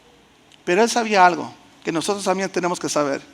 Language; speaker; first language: Spanish; early bilingual, heritage; Spanish